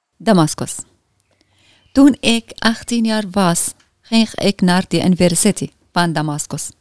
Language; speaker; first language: Dutch; non-native, learner; Arabic